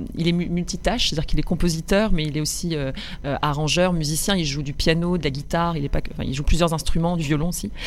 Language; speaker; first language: French; native; French